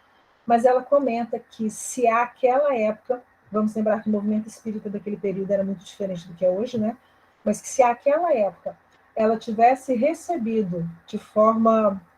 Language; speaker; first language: Portuguese; native; Portuguese